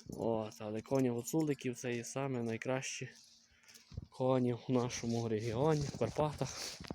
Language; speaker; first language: Ukrainian; native; Ukrainian